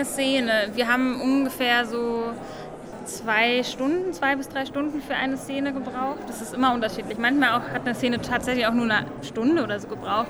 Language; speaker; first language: German; native; German